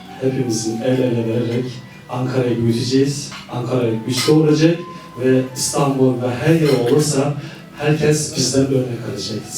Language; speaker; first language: Turkish; non-native, fluent; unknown